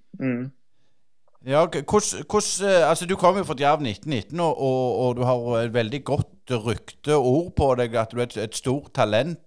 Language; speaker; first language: Norwegian; native; Norwegian